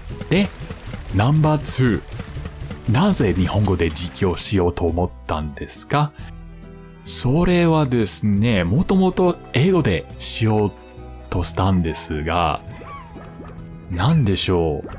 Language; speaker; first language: Japanese; non-native, fluent; English